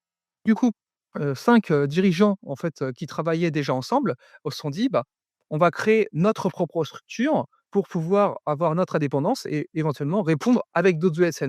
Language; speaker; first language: French; native; French